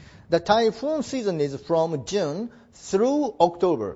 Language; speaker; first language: English; non-native, fluent; Japanese